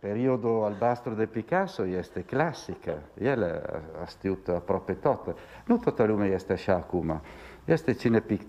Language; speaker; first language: Romanian; non-native, learner; Italian